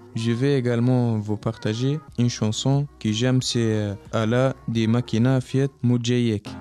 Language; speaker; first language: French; non-native, local second language; Arabic